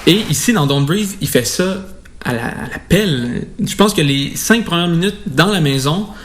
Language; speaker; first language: French; native; French